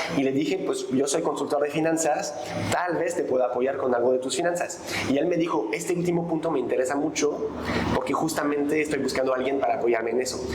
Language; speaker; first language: Spanish; non-native, fluent; French